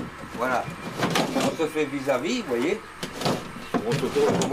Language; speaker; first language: French; native; French